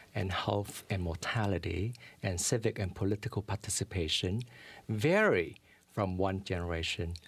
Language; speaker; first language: English; early bilingual, other home language; Vietnamese